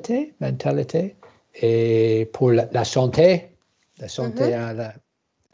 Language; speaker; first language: French; non-native, learner; English